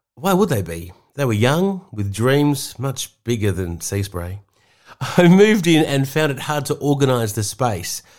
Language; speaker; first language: English; native; English